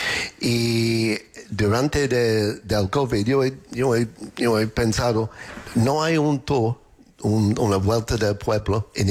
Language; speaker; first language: Spanish; non-native, learner; English